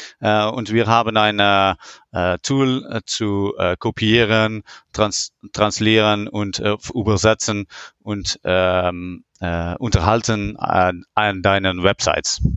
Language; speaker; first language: German; non-native, learner; Dutch